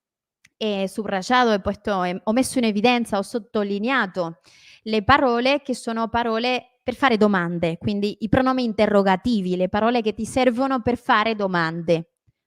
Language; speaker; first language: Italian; non-native, fluent; Spanish